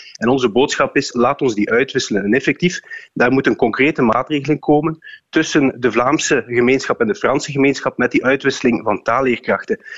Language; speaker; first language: Dutch; native; Dutch